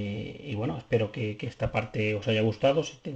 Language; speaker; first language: Spanish; native; Spanish